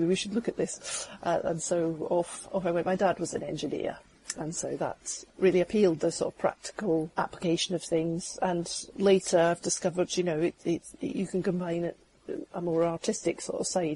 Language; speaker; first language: English; native; English